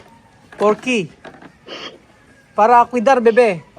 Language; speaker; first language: Spanish; non-native, learner; Filipino